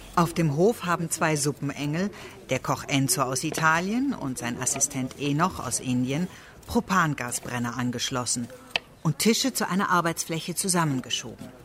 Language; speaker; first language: German; native; German